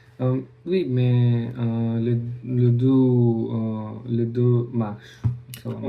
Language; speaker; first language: French; non-native, learner; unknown